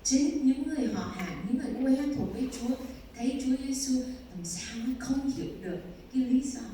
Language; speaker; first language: Vietnamese; early bilingual, heritage; Vietnamese